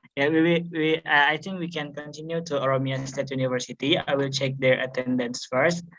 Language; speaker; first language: English; non-native, fluent; Indonesian